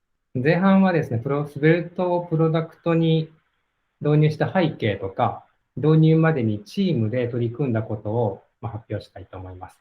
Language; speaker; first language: Japanese; native; Japanese